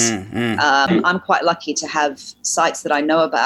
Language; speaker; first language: English; native; English